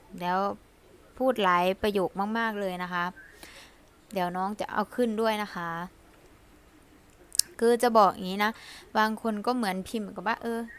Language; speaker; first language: Thai; early bilingual, other home language; Lao